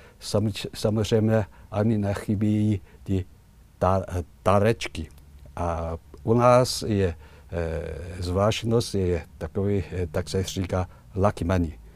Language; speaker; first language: Czech; non-native, fluent; Chinese